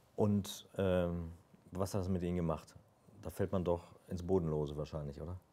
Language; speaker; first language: German; native; German